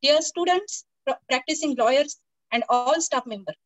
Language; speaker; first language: English; non-native, local second language; Marathi